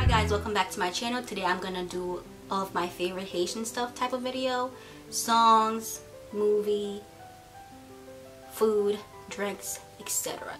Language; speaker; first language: English; early bilingual, other home language; Haitian Creole